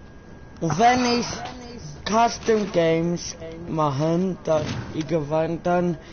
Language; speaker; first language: German; non-native, learner; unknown